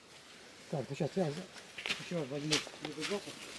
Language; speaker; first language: Russian; native; Russian